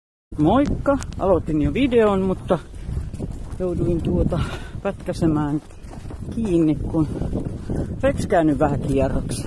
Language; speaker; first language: Finnish; native; Finnish